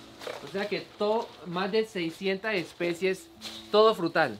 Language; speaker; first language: Spanish; native; Spanish